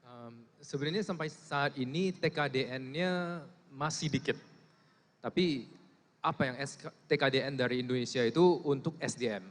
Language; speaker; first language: Indonesian; non-native, fluent; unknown